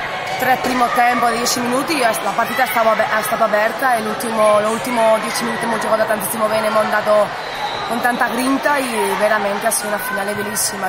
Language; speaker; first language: Italian; non-native, learner; Spanish